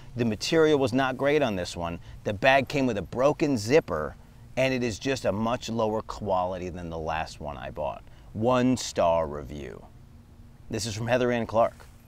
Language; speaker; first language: English; native; English